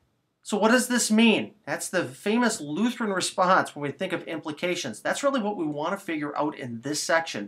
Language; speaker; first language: English; native; English